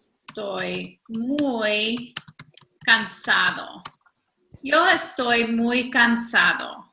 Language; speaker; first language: Spanish; non-native, fluent; English